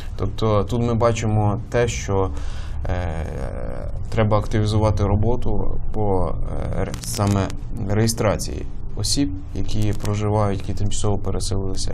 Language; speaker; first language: Ukrainian; native; Ukrainian